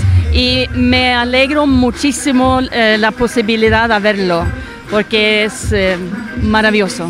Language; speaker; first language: Spanish; non-native, fluent; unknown